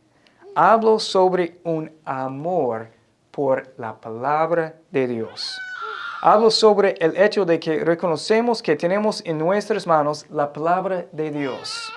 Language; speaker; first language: Spanish; non-native, fluent; English